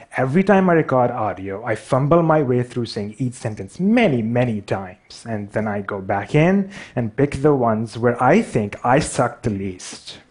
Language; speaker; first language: English; non-native, local second language; Urdu